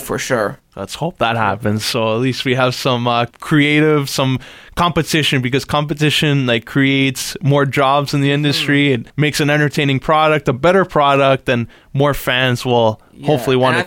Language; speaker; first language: English; native; English